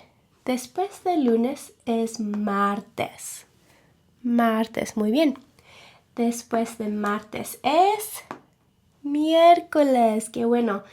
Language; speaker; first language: Spanish; non-native, learner; English